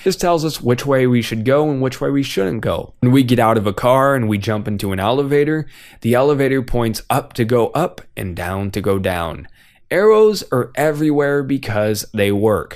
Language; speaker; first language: English; native; English